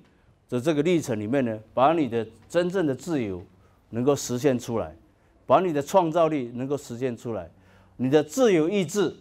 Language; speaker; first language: Chinese; native; Chinese